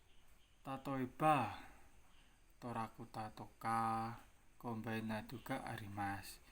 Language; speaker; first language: Japanese; non-native, learner; Indonesian